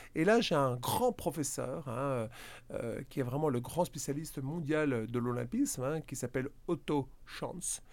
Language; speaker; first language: French; native; French